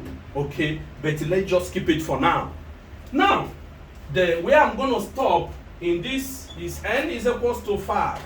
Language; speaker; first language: English; non-native, local second language; Igbo